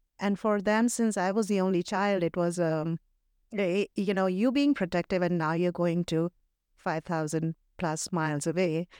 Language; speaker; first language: English; non-native, local second language; Hindi